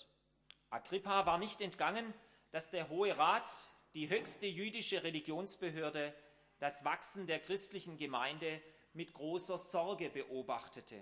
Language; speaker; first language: German; native; German